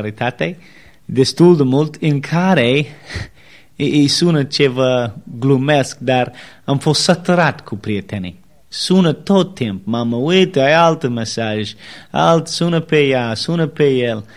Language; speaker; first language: Romanian; non-native, learner; English